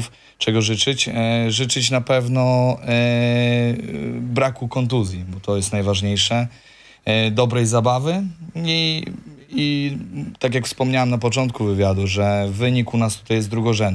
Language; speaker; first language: Polish; native; Polish